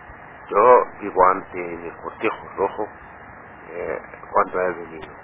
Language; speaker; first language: Spanish; non-native, learner; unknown